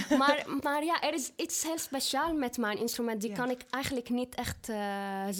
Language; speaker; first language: Dutch; non-native, learner; Arabic